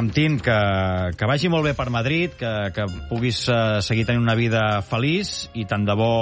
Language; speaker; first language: Catalan; native; Catalan